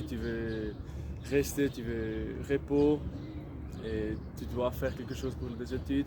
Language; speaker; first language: French; non-native, local second language; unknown